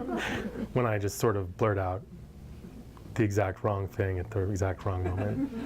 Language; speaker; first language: English; native; English